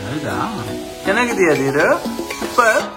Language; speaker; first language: Kannada; native; Kannada